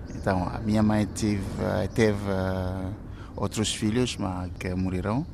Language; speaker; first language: Portuguese; non-native, fluent; Ewe